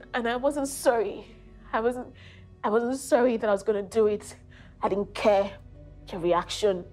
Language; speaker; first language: English; non-native, local second language; Igbo